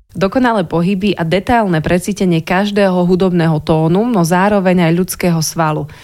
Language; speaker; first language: Slovak; native; Slovak